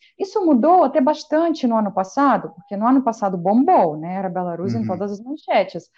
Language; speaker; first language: Portuguese; non-native, fluent; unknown